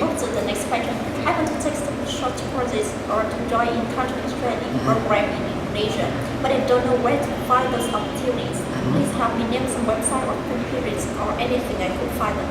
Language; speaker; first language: English; non-native, learner; Vietnamese